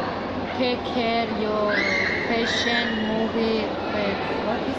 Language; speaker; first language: English; non-native, learner; Turkish